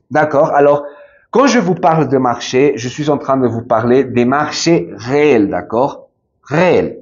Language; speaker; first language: French; non-native, fluent; Spanish